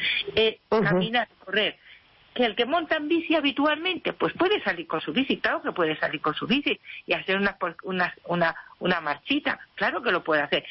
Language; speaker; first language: Spanish; native; Spanish